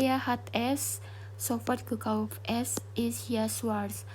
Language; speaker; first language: German; non-native, fluent; Indonesian